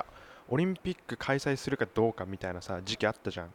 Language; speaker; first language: Japanese; native; Japanese